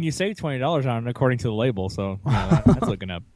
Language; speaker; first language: English; native; English